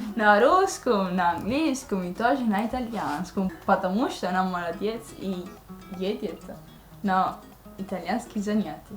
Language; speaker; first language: Russian; non-native, learner; Italian